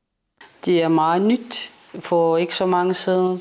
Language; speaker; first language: Danish; non-native, local second language; Kalaallisut